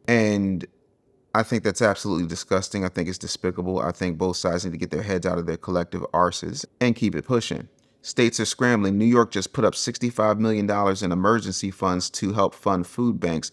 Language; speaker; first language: English; native; English